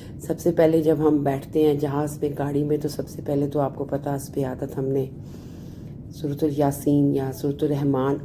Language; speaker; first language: Urdu; native; Urdu